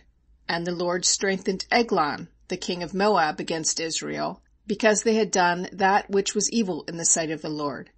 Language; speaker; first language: English; native; English